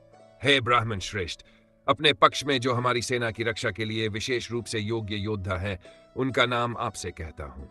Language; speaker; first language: Hindi; native; Hindi